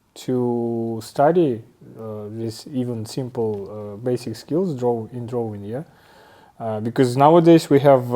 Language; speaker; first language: English; non-native, fluent; Russian